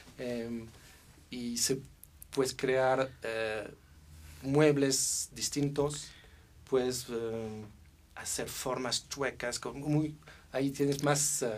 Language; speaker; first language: Spanish; non-native, fluent; French